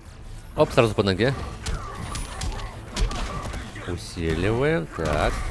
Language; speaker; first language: Russian; native; Russian